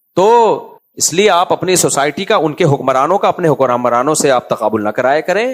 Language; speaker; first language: Urdu; native; Urdu